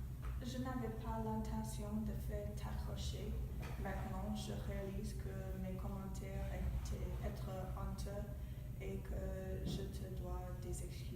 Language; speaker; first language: French; non-native, learner; Spanish